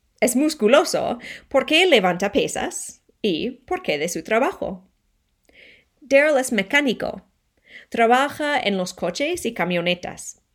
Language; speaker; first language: Spanish; non-native, fluent; English